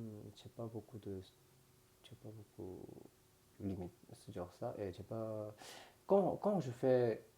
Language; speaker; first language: French; non-native, learner; Korean